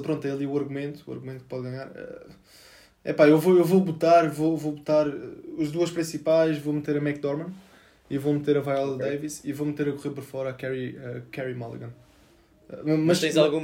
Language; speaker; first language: Portuguese; native; Portuguese